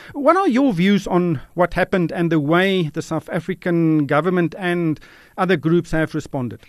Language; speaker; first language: English; non-native, local second language; Afrikaans